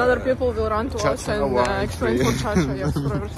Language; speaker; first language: English; non-native, fluent; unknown